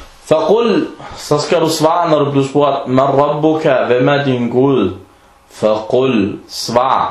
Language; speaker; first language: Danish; non-native, fluent; Arabic